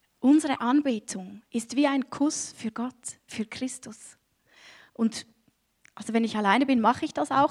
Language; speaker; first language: German; native; German